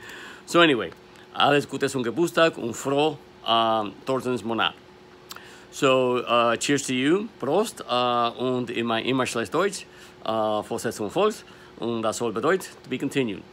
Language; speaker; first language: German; non-native, learner; English